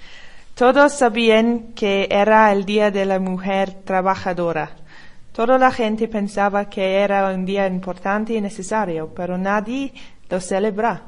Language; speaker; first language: Spanish; non-native, learner; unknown